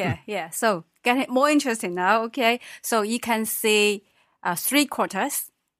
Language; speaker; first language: English; non-native, fluent; Chinese